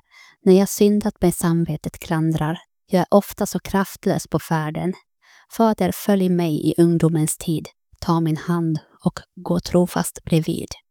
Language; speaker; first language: Swedish; native; Swedish